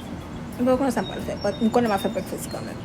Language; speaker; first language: French; non-native, learner; Haitian Creole